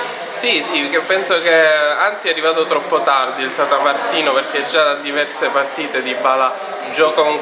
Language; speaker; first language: Italian; native; Italian